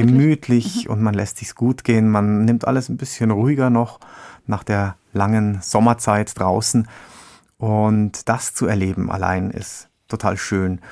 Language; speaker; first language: German; native; German